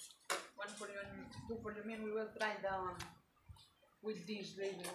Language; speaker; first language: English; non-native, learner; Spanish